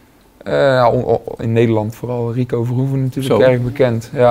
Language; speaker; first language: Dutch; native; Dutch